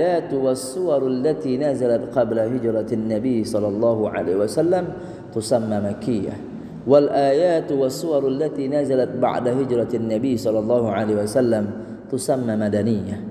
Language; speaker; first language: Arabic; non-native, fluent; Indonesian